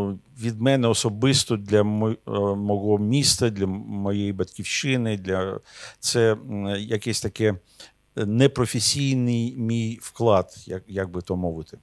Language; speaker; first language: Ukrainian; non-native, local second language; Russian